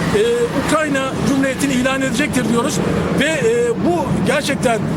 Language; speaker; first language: Turkish; native; Turkish